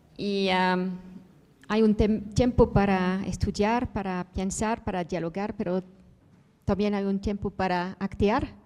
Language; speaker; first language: Spanish; non-native, fluent; Dutch